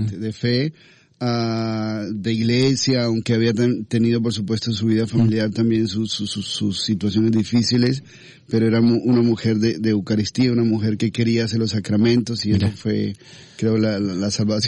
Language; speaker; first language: Spanish; native; Spanish